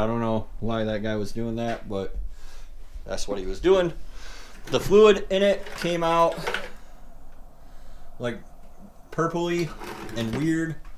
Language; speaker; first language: English; native; English